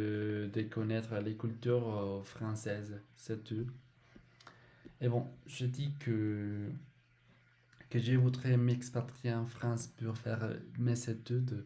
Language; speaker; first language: French; non-native, learner; Spanish